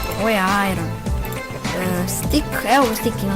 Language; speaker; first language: Bosnian; native; Bosnian